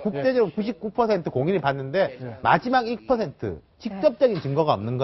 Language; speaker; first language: Korean; native; Korean